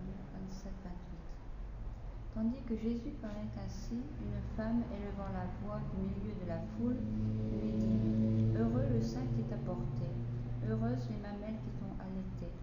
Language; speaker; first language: French; native; French